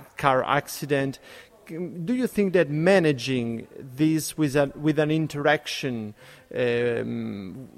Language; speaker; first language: English; non-native, fluent; Italian